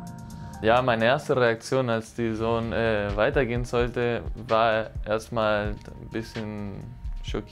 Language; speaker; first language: German; non-native, fluent; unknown